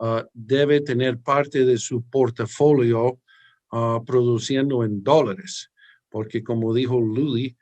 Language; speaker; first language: Spanish; early bilingual, heritage; English